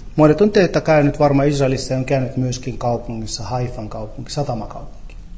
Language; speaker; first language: Finnish; non-native, fluent; Arabic